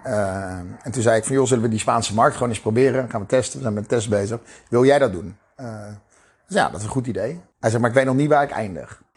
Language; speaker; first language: Dutch; native; Dutch